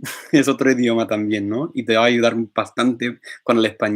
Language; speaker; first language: Spanish; non-native, fluent; English